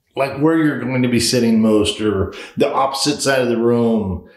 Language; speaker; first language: English; native; English